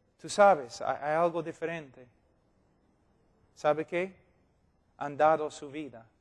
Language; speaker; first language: Spanish; non-native, fluent; English